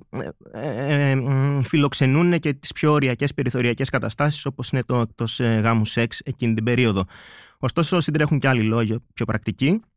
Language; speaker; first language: Greek; native; Greek